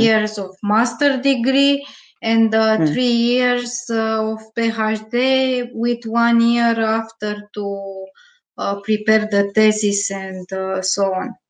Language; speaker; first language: English; non-native, learner; Romanian